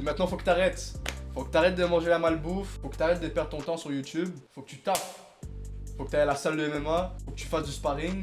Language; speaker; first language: French; native; French